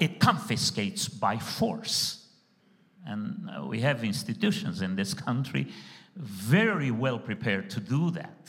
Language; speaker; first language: English; non-native, fluent; Romanian